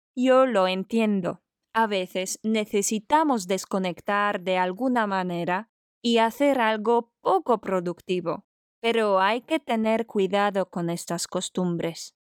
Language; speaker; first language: Spanish; non-native, fluent; Polish